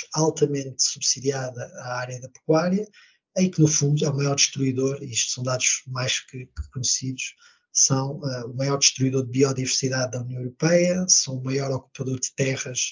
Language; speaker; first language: Portuguese; native; Portuguese